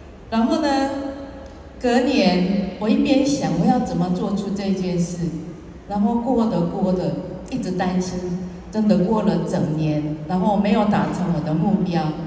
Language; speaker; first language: Chinese; non-native, fluent; Korean